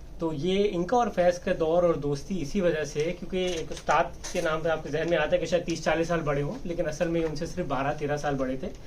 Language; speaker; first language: Urdu; native; Urdu